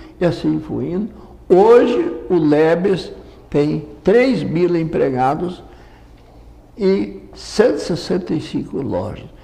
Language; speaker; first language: Portuguese; native; Portuguese